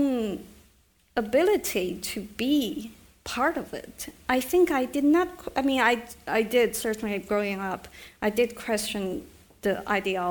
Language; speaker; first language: English; non-native, fluent; Chinese